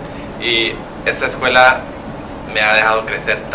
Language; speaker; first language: Spanish; non-native, learner; English